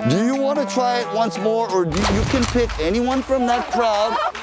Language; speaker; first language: English; early bilingual, other home language; Korean